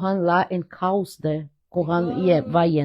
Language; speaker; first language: Norwegian; non-native, fluent; Portuguese